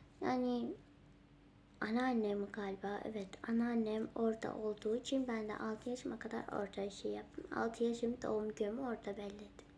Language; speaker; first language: Turkish; early bilingual, heritage; Turkmen